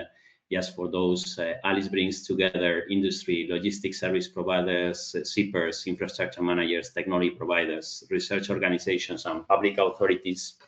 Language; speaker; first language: English; non-native, fluent; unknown